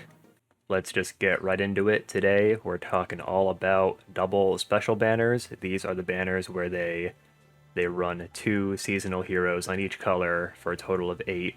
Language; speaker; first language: English; native; English